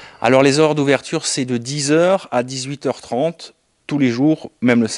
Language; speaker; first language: French; native; French